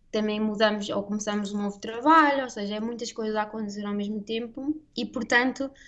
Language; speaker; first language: Portuguese; native; Portuguese